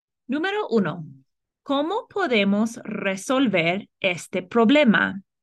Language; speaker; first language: Spanish; non-native, fluent; English